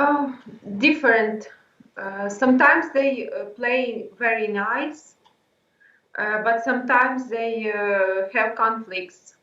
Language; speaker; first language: English; non-native, learner; Ukrainian